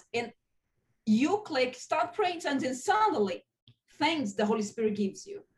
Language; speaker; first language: English; non-native, fluent; Portuguese